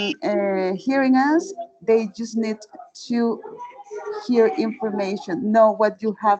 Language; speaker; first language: English; non-native, fluent; Spanish